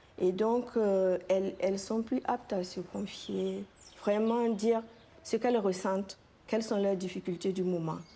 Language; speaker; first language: French; native; French